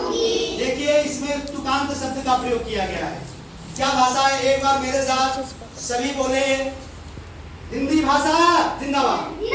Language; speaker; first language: Hindi; native; Hindi